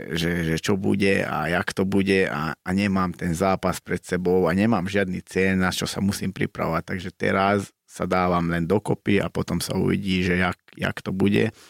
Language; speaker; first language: Slovak; non-native, local second language; Hungarian